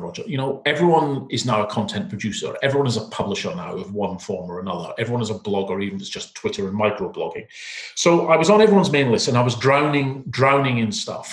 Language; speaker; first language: English; native; English